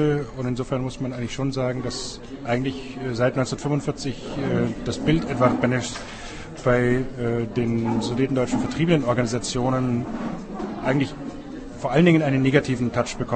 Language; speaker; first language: German; native; German